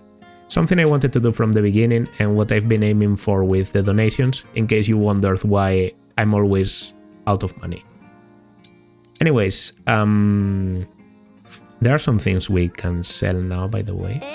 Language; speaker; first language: English; non-native, fluent; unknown